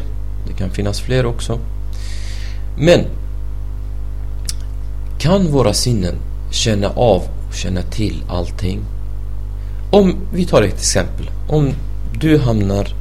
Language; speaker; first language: Swedish; non-native, fluent; Arabic